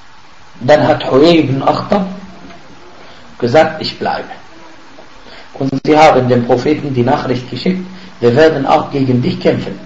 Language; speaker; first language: German; non-native, fluent; Arabic